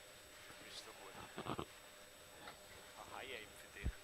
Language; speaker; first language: German; native; German